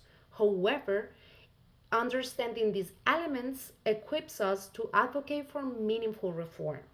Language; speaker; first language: English; non-native, fluent; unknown